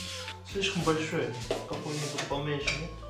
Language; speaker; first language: Russian; non-native, learner; Korean